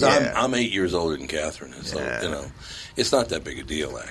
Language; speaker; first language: English; native; English